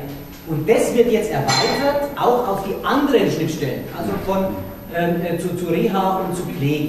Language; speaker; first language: German; native; German